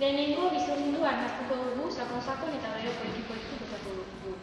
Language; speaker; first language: Basque; non-native, local second language; Spanish